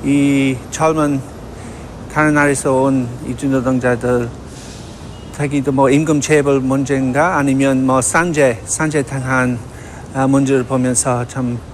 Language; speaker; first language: Korean; non-native, fluent; English